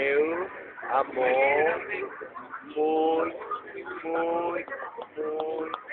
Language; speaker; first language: Portuguese; non-native, learner; Korean